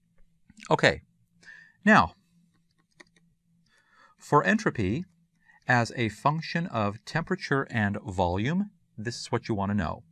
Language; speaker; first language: English; native; English